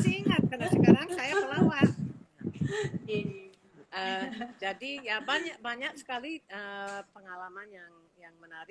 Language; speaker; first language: Indonesian; non-native, fluent; English